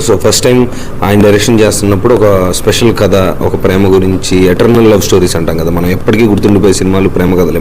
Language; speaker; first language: Telugu; native; Telugu